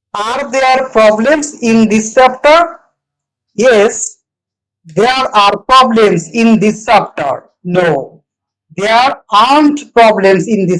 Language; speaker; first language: English; non-native, local second language; Bangla